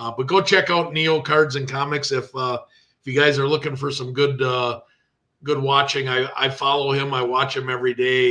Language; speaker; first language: English; native; English